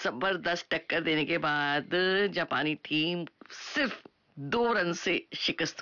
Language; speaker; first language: Hindi; native; Hindi